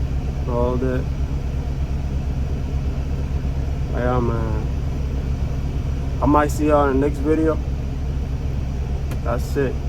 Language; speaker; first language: English; native; English